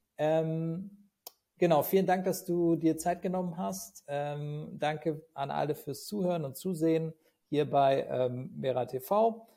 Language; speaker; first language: German; native; German